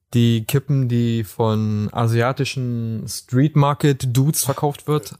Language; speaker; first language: German; native; German